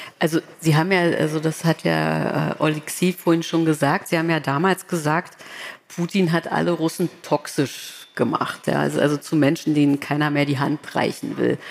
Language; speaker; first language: German; native; German